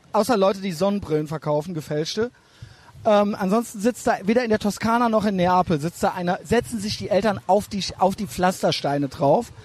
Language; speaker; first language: German; native; German